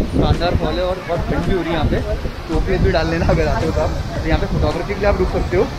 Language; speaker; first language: Hindi; native; Hindi